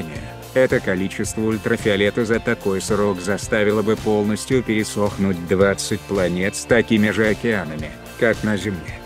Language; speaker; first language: Russian; native; Russian